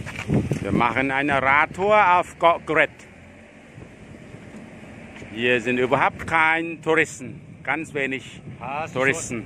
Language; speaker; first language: German; non-native, fluent; Thai